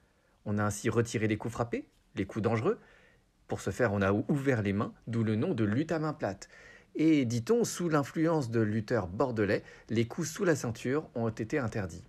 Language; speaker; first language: French; native; French